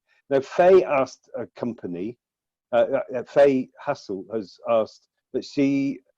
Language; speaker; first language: English; native; English